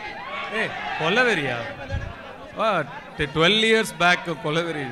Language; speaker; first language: Telugu; non-native, learner; Tamil